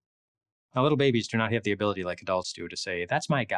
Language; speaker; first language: English; native; English